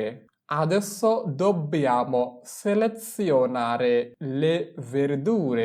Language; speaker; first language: Italian; non-native, fluent; Bangla